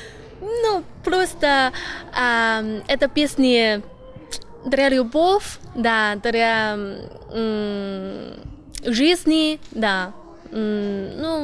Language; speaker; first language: Russian; non-native, learner; Chinese